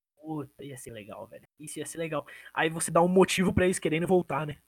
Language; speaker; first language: Portuguese; native; Portuguese